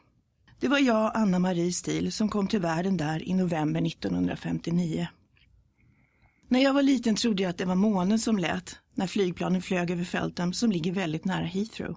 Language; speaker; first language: Swedish; early bilingual, other home language; English